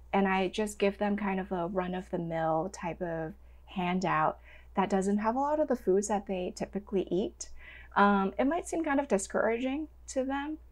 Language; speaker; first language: English; non-native, local second language; Cantonese